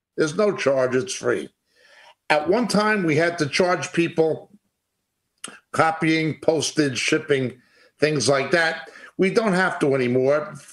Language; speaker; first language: English; native; English